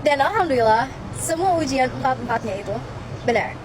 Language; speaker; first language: Indonesian; early bilingual, other home language; Arabic